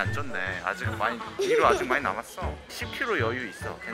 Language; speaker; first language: Korean; native; Korean